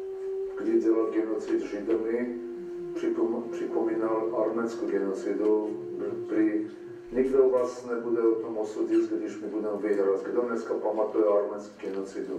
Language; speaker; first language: Czech; non-native, learner; Armenian